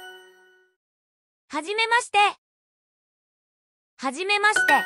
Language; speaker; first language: Japanese; non-native, learner; Filipino